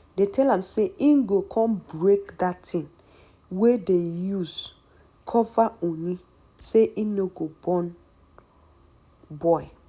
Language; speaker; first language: Nigerian Pidgin; native; Nigerian Pidgin